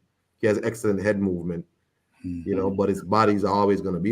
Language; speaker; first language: English; native; English